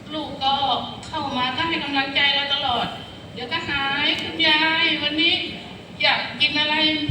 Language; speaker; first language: Thai; native; Thai